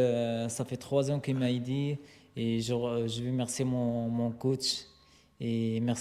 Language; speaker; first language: French; non-native, learner; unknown